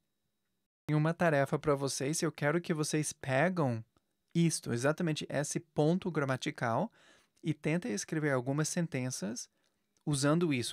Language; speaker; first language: Portuguese; non-native, fluent; English